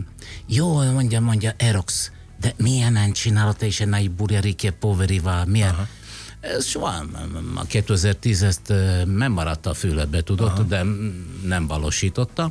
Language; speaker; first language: Hungarian; non-native, fluent; Italian